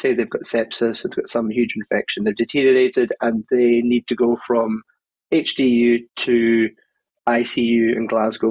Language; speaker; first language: English; native; English